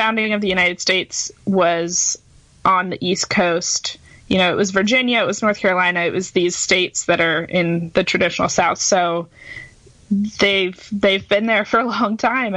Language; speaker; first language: English; native; English